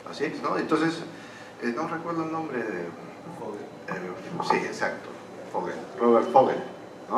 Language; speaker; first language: Spanish; native; Spanish